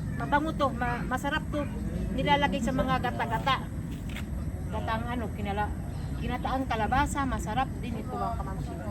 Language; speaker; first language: Filipino; non-native, local second language; Waray